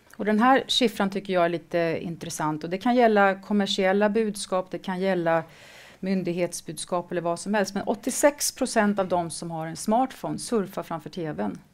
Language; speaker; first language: Swedish; native; Swedish